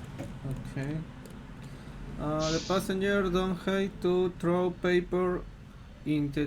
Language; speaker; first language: English; non-native, learner; Spanish